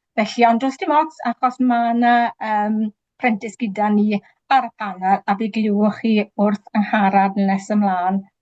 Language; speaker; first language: Welsh; native; Welsh